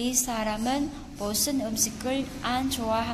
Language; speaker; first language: Korean; non-native, fluent; Vietnamese